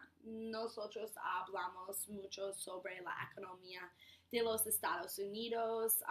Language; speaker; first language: Spanish; non-native, learner; English